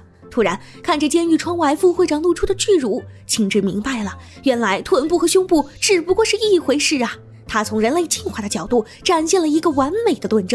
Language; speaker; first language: Chinese; native; Chinese